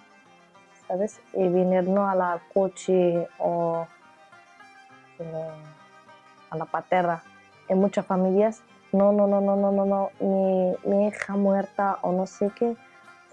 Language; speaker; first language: Spanish; non-native, learner; Arabic